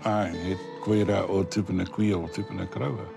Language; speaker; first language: Māori; non-native, local second language; English